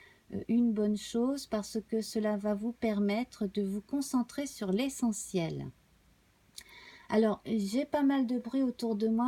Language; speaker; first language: French; native; French